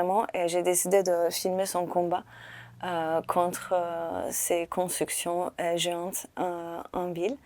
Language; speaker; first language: French; non-native, fluent; Turkish